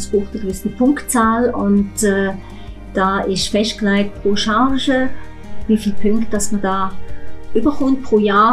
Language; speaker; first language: German; native; German